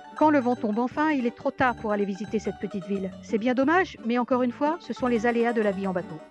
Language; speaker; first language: French; native; French